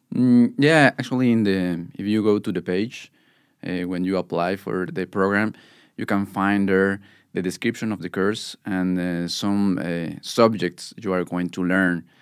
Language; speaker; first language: English; non-native, fluent; Spanish